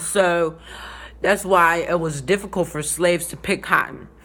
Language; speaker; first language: English; native; English